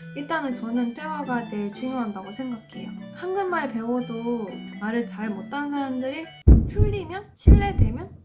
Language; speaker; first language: Korean; non-native, fluent; Japanese